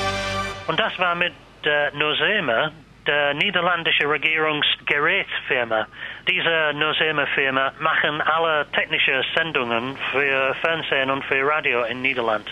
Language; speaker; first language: German; non-native, learner; English